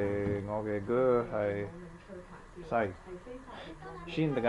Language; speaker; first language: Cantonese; non-native, learner; English